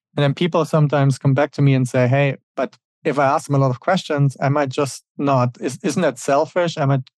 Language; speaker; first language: English; non-native, fluent; German